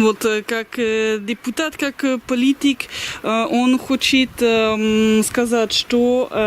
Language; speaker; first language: Russian; non-native, fluent; French